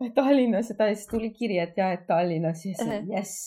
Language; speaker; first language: Estonian; non-native, fluent; Hungarian